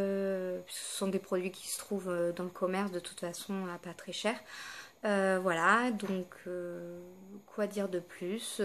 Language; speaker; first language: French; native; French